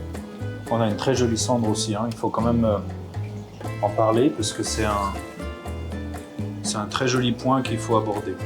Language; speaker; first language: French; native; French